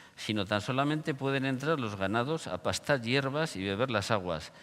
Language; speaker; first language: Spanish; native; Spanish